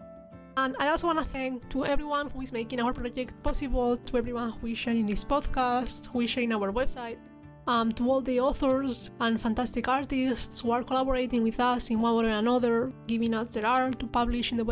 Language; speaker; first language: English; non-native, fluent; Spanish